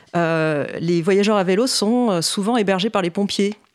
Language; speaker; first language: French; native; French